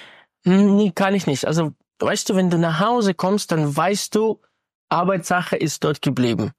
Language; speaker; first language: German; non-native, fluent; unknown